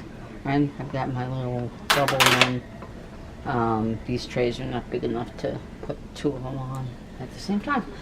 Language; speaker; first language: English; native; English